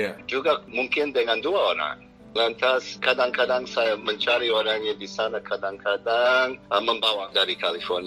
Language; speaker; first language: Indonesian; non-native, fluent; English